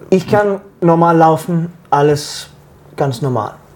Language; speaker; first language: German; non-native, learner; Danish